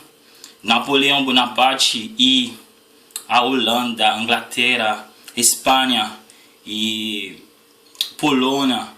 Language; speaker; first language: Portuguese; non-native, learner; Haitian Creole